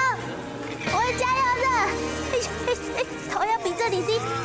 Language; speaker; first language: Chinese; native; Chinese